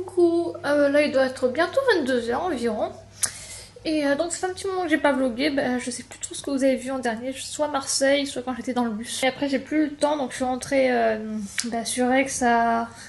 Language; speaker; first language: French; native; French